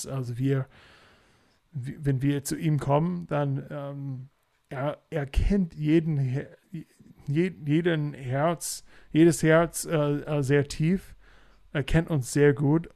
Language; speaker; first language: German; non-native, fluent; English